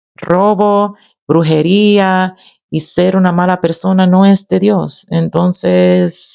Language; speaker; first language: Spanish; early bilingual, other home language; English